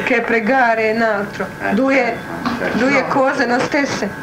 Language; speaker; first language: Italian; non-native, learner; Croatian